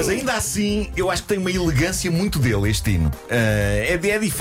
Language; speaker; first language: Portuguese; native; Portuguese